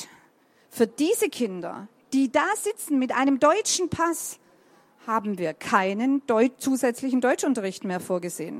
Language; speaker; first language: German; native; German